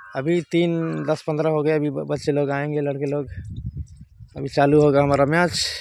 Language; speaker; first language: Hindi; non-native, local second language; Odia